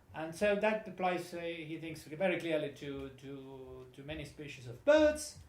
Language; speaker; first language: English; non-native, fluent; Estonian